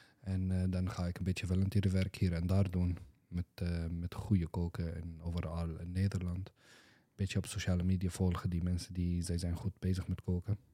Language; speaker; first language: Dutch; non-native, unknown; Arabic